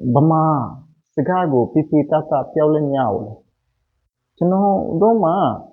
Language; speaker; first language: Burmese; non-native, local second language; Rohingya